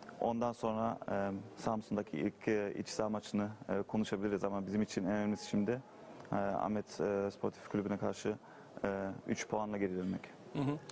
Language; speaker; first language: Turkish; early bilingual, heritage; Turkish